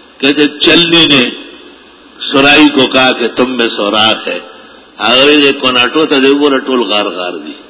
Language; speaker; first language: Urdu; non-native, local second language; Pashto